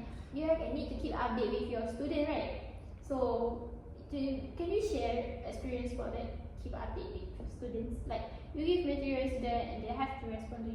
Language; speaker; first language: English; non-native, learner; Malay